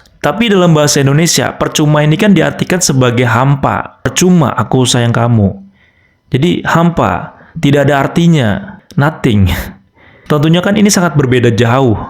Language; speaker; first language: Indonesian; native; Indonesian